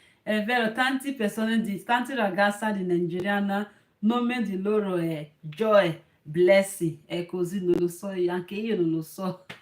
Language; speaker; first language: Italian; non-native, learner; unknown